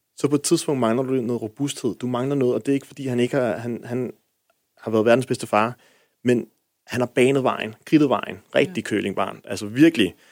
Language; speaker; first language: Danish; native; Danish